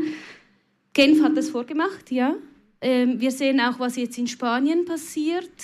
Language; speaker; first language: German; native; German